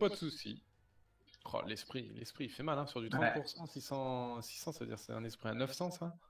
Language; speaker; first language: French; native; French